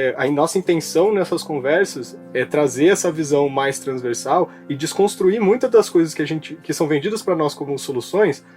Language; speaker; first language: Portuguese; native; Portuguese